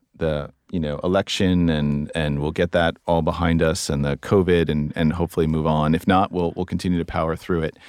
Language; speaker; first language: English; native; English